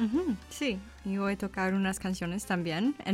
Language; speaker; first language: Spanish; non-native, learner; English